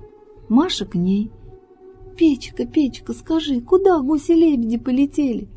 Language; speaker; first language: Russian; native; Russian